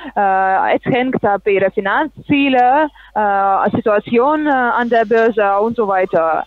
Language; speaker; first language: German; non-native, learner; Russian